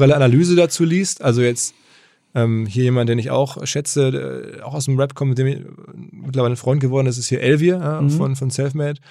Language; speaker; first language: German; native; German